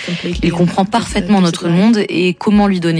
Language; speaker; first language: French; non-native, local second language; Dutch